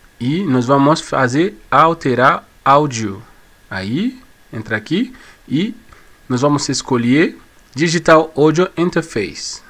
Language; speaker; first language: Portuguese; non-native, fluent; Haitian Creole